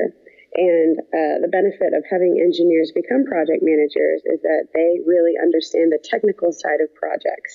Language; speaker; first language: English; native; English